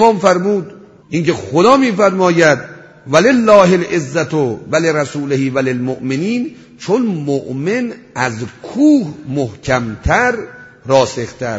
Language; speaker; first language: Persian; native; Persian